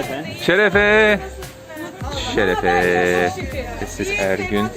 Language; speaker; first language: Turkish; non-native, learner; English